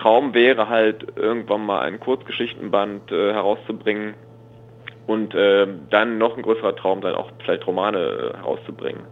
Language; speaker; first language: German; native; German